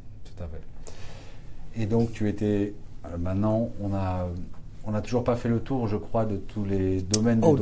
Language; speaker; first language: French; native; French